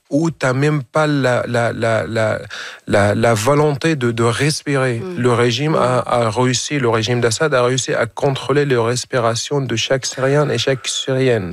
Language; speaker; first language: French; non-native, fluent; Arabic